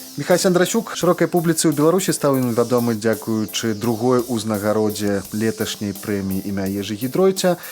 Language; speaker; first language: Belarusian; native; Belarusian